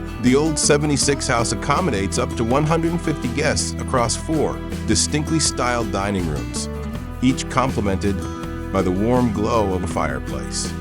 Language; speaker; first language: English; native; English